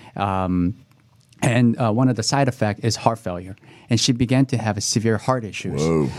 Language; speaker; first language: English; early bilingual, other home language; Korean